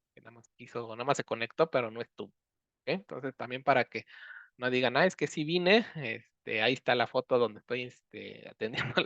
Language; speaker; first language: Spanish; native; Spanish